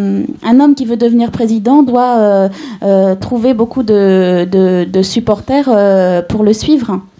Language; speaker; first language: French; native; French